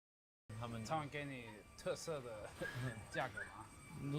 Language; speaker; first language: Chinese; non-native, learner; English